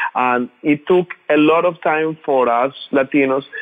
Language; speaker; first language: English; non-native, fluent; Spanish